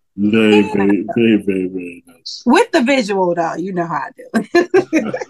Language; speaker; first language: English; native; English